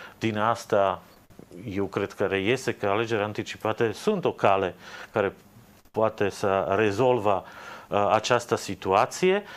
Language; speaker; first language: Romanian; non-native, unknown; Slovak